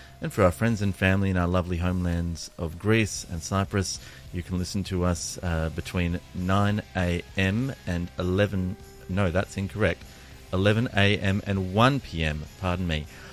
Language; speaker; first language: English; early bilingual, other home language; Greek